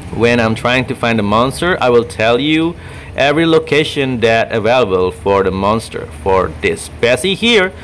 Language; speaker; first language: English; non-native, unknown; Indonesian